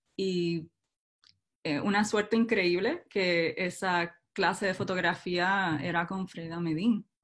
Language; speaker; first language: Spanish; native; Spanish